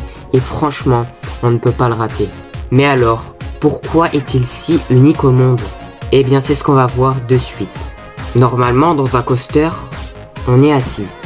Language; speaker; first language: French; native; French